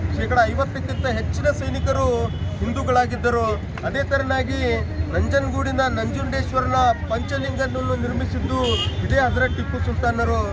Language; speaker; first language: Kannada; non-native, local second language; Urdu